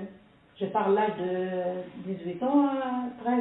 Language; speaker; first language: French; non-native, learner; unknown